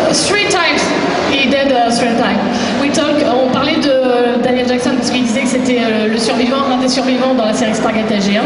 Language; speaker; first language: French; native; French